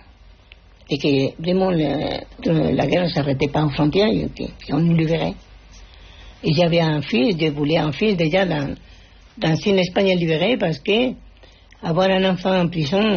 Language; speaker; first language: French; non-native, fluent; Spanish